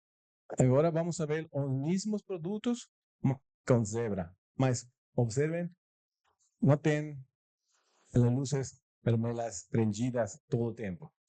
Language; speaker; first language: Portuguese; non-native, learner; Spanish